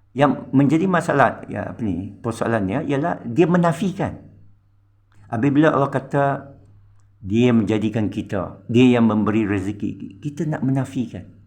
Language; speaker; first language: Malay; non-native, local second language; Min Nan Chinese